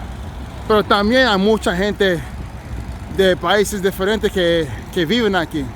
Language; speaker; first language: Spanish; non-native, learner; English